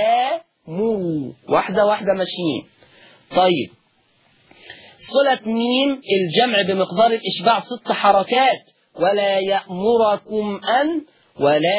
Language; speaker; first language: Arabic; native; Arabic